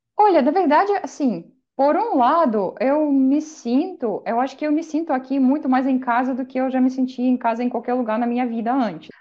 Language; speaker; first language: Portuguese; non-native, fluent; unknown